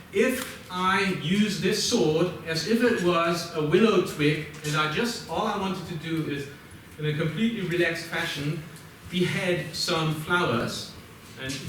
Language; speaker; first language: English; non-native, fluent; German